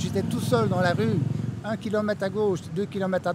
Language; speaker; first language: French; native; French